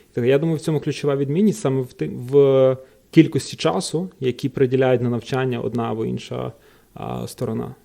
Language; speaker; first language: Ukrainian; native; Ukrainian